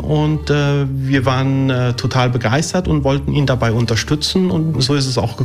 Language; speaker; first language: German; early bilingual, other home language; Italian